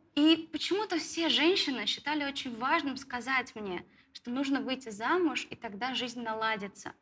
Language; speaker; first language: Russian; native; Russian